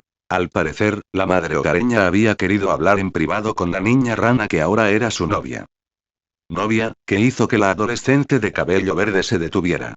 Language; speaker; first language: Spanish; native; Spanish